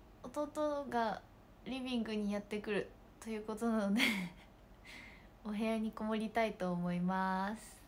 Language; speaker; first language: Japanese; native; Japanese